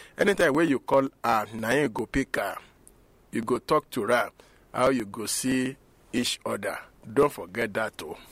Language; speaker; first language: Nigerian Pidgin; non-native, local second language; Yoruba